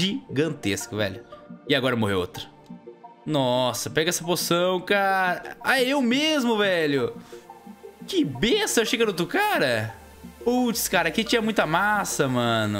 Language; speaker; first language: Portuguese; native; Portuguese